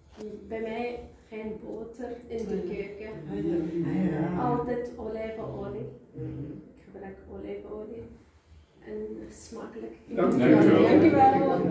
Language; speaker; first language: Dutch; non-native, learner; Kurdish